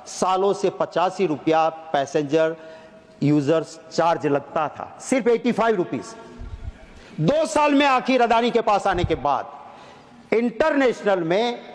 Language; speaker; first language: Hindi; non-native, local second language; Gujarati